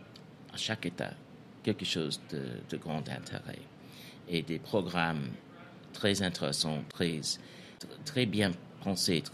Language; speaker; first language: French; non-native, fluent; English